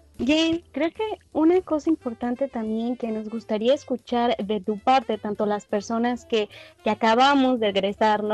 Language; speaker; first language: Spanish; native; Spanish